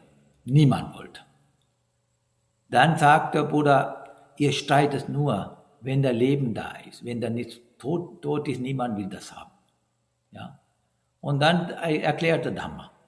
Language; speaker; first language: German; non-native, fluent; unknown